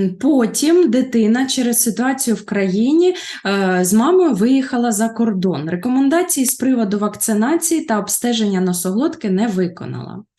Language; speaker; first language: Ukrainian; native; Ukrainian